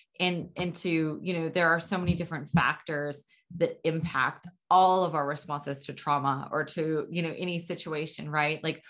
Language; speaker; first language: English; native; English